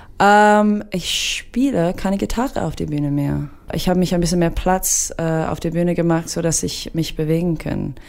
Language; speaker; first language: German; non-native, fluent; English